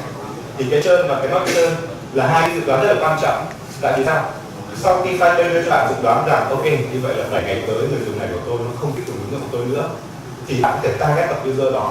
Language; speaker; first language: Vietnamese; native; Vietnamese